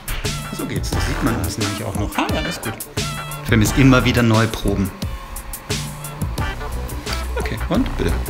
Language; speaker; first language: German; native; German